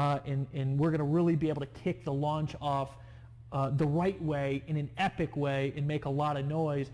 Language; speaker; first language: English; native; English